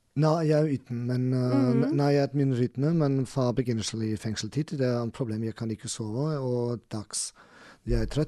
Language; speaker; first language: Norwegian; non-native, learner; German